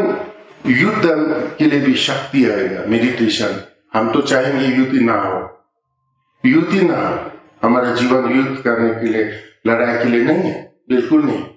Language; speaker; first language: Hindi; non-native, local second language; Ladakhi